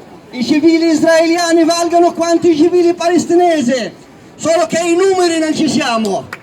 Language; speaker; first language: Italian; non-native, local second language; Arabic